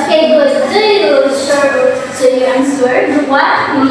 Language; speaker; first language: English; non-native, learner; Indonesian